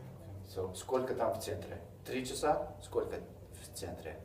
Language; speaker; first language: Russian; non-native, fluent; English